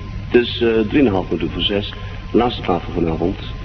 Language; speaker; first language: Dutch; non-native, learner; English